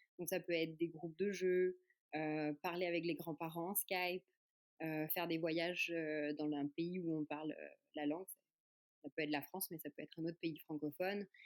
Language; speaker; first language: French; native; French